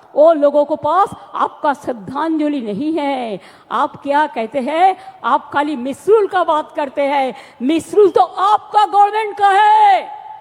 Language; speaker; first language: Hindi; non-native, local second language; Bangla